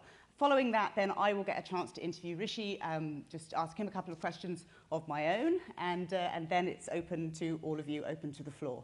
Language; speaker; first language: English; native; English